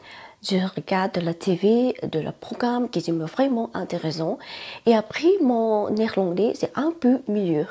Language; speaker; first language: French; non-native, learner; Thai